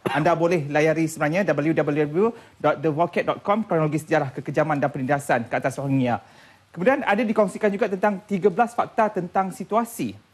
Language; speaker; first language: Malay; native; Malay